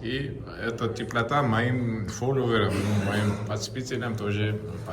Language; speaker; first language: Russian; non-native, fluent; Georgian